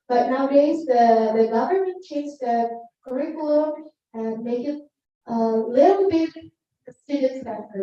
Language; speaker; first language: English; non-native, learner; Indonesian